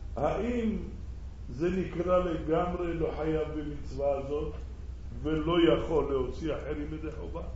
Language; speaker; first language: Hebrew; early bilingual, other home language; Arabic